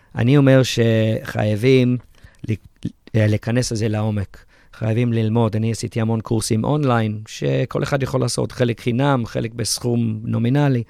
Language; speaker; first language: Hebrew; early bilingual, heritage; Hebrew